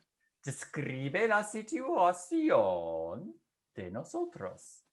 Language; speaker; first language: Spanish; non-native, fluent; English